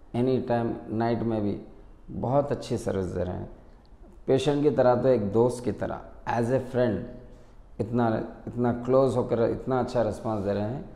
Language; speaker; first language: Hindi; non-native, local second language; Urdu